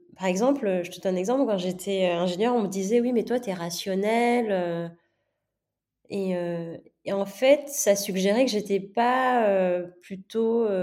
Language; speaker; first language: French; non-native, local second language; Gujarati